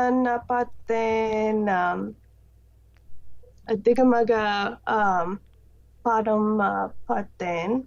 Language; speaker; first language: Tamil; non-native, learner; English